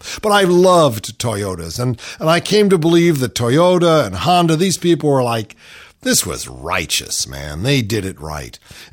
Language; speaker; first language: English; native; English